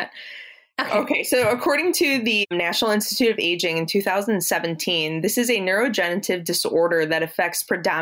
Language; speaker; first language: English; native; English